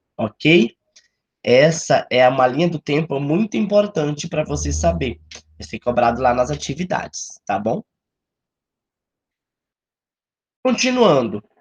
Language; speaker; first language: Portuguese; native; Portuguese